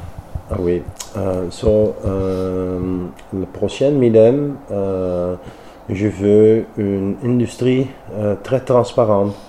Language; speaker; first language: French; non-native, learner; Dutch